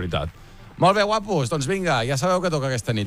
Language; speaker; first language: Catalan; native; Catalan